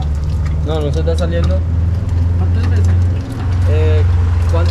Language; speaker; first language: Spanish; native; Spanish